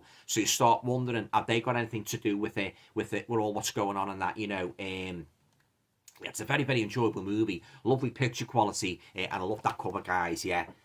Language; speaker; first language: English; native; English